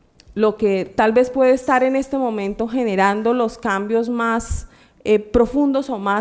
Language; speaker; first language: Spanish; native; Spanish